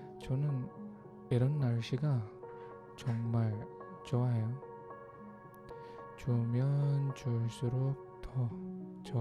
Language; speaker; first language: Korean; non-native, learner; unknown